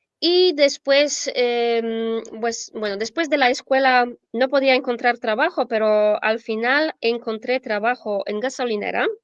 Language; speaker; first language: Spanish; non-native, fluent; Polish